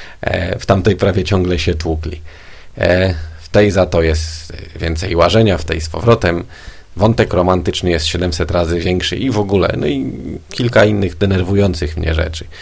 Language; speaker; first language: Polish; native; Polish